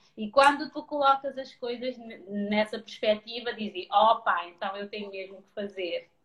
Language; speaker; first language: Portuguese; non-native, local second language; Kabuverdianu